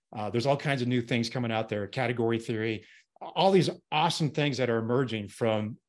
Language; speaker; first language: English; native; English